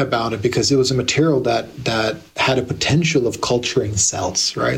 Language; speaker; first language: English; native; English